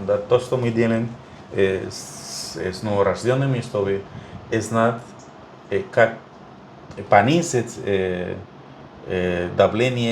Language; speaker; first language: Russian; non-native, fluent; Spanish